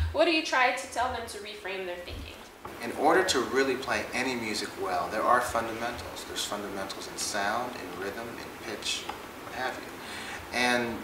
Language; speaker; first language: English; native; English